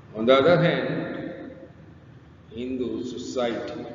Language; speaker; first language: English; non-native, local second language; Urdu